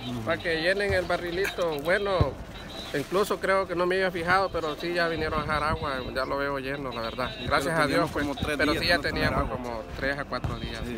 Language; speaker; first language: Spanish; native; Spanish